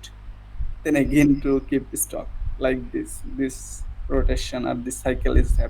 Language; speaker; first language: English; non-native, learner; Bangla